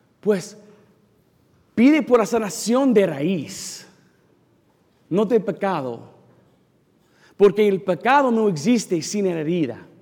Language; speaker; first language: Spanish; non-native, learner; English